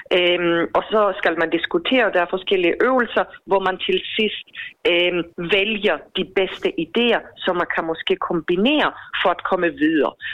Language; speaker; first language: Danish; non-native, fluent; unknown